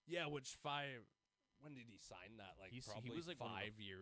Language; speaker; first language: English; native; English